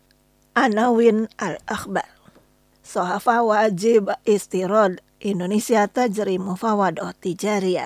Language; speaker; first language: Arabic; non-native, learner; Indonesian